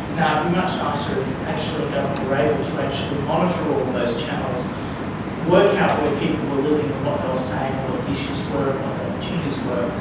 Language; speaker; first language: English; native; English